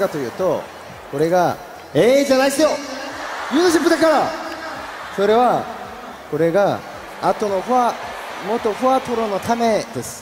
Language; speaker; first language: Japanese; non-native, fluent; Korean